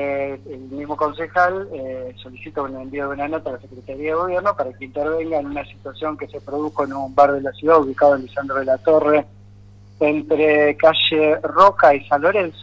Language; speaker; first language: Spanish; native; Spanish